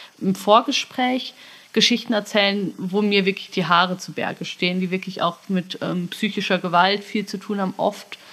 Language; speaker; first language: German; native; German